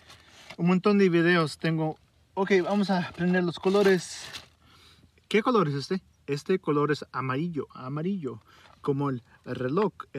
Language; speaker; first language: Spanish; early bilingual, heritage; Spanish